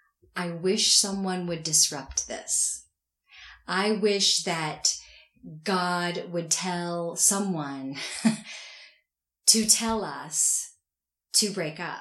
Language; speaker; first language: English; native; English